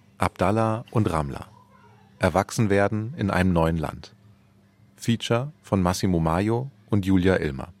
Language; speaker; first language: German; native; German